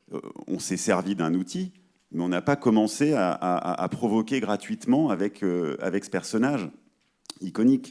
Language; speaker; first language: French; native; French